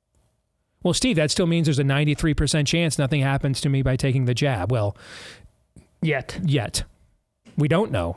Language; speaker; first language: English; native; English